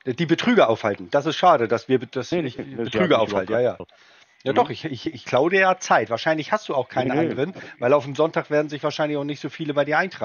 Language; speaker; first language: German; native; German